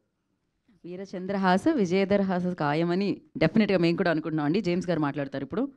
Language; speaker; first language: Telugu; native; Telugu